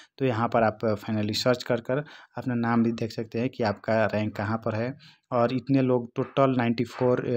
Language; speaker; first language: Hindi; non-native, local second language; Bhojpuri